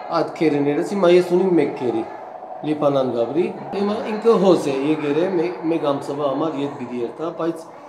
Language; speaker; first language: Armenian; early bilingual, heritage; Armenian